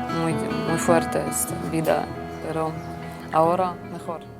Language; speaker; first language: Spanish; non-native, learner; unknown